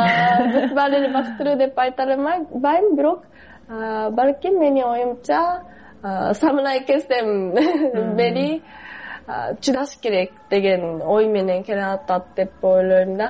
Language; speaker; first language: Kyrgyz; non-native, fluent; Japanese